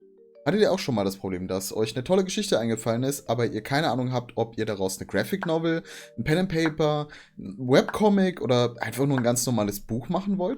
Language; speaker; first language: German; native; German